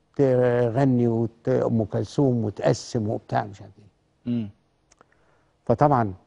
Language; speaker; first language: Arabic; native; Arabic